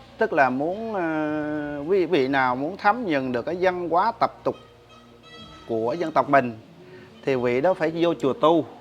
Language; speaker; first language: Vietnamese; non-native, local second language; Khmer